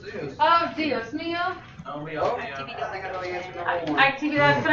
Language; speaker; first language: Spanish; non-native, fluent; English